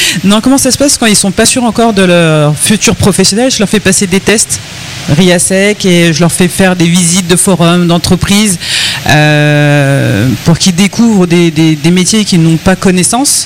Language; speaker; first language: French; native; French